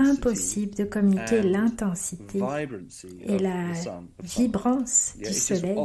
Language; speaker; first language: French; native; French